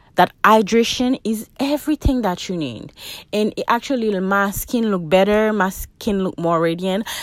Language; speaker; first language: English; non-native, fluent; Haitian Creole